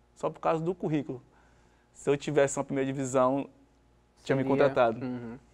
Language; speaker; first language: Portuguese; native; Portuguese